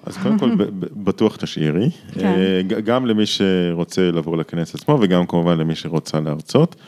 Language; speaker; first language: Hebrew; native; Hebrew